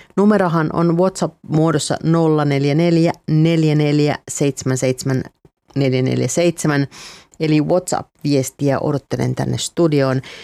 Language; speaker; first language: Finnish; native; Finnish